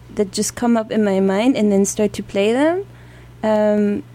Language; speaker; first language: English; non-native, fluent; German